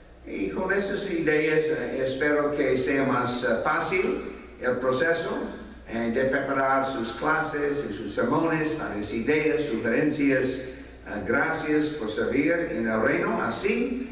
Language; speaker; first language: Spanish; non-native, fluent; English